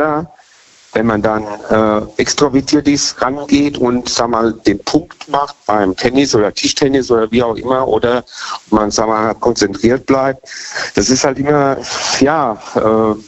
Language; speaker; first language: German; native; German